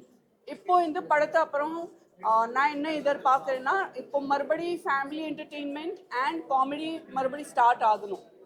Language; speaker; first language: Tamil; non-native, fluent; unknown